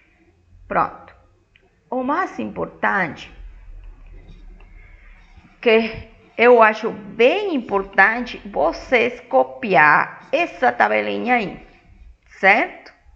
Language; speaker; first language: Portuguese; non-native, fluent; Spanish